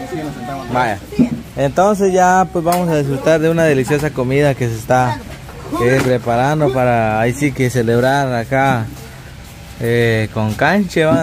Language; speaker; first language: Spanish; native; Spanish